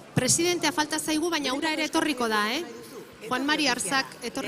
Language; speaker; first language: Basque; native; Basque